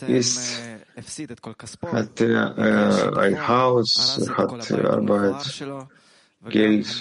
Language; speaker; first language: German; non-native, learner; Hebrew